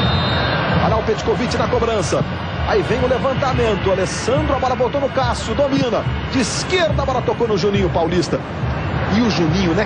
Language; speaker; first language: Portuguese; native; Portuguese